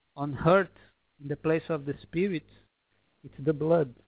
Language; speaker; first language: English; non-native, fluent; Portuguese